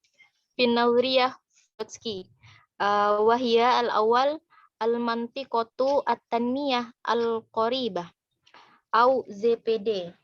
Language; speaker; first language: Arabic; non-native, learner; Indonesian